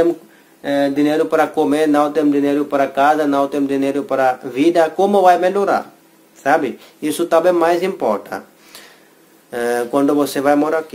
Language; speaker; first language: Portuguese; non-native, learner; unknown